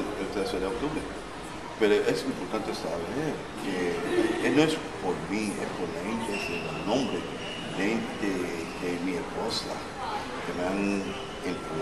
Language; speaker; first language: Spanish; non-native, local second language; English